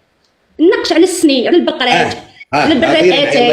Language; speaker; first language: Arabic; native; Arabic